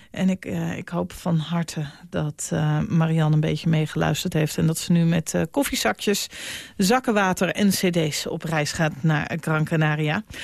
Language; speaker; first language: Dutch; native; Dutch